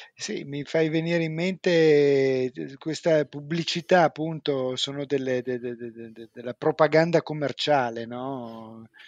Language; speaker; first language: Italian; native; Italian